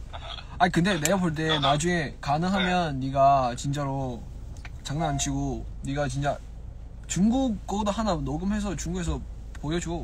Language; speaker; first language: Korean; non-native, fluent; Chinese